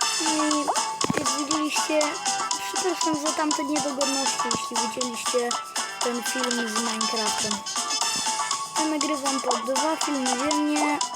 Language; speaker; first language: Polish; native; Polish